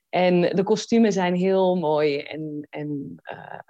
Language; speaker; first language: Dutch; native; Dutch